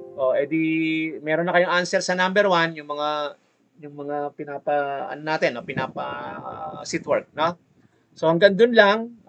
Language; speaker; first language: Filipino; native; Filipino